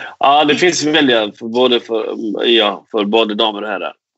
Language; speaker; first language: Swedish; non-native, fluent; Persian